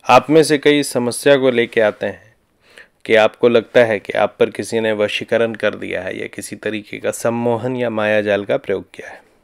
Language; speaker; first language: Hindi; native; Hindi